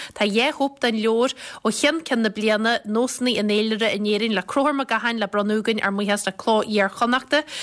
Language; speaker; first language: Irish; native; Irish